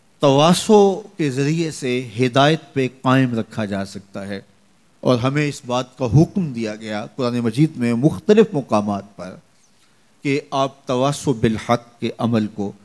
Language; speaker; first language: Urdu; non-native, local second language; Punjabi